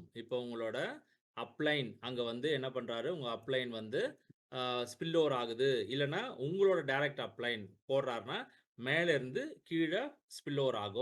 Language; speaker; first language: Tamil; native; Tamil